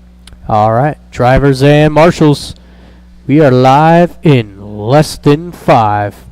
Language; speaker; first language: English; native; English